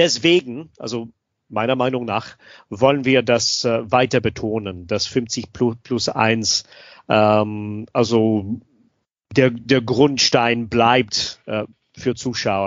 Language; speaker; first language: German; non-native, fluent; English